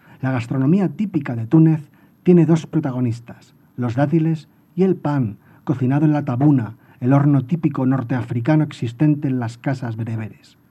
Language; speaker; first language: Spanish; native; Spanish